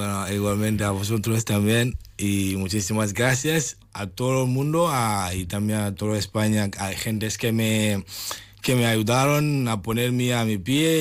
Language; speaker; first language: Spanish; non-native, learner; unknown